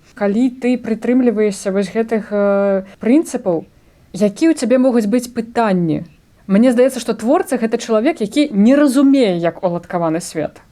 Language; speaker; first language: Belarusian; non-native, local second language; Russian